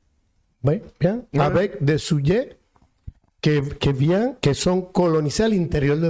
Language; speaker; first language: French; non-native, fluent; Spanish